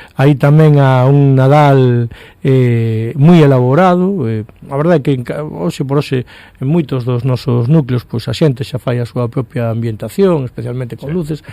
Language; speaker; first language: Galician; native; Galician